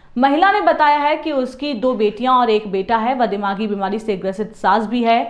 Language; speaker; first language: Hindi; native; Hindi